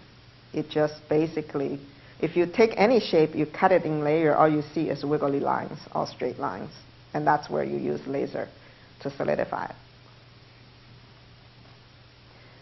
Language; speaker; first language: English; non-native, fluent; Chinese